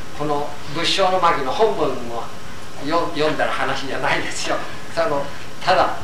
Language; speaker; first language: Japanese; native; Japanese